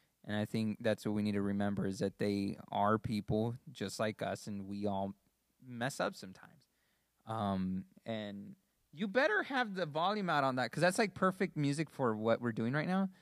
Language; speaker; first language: English; native; English